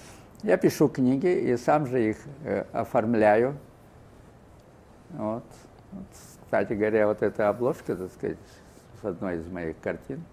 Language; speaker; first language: Russian; native; Russian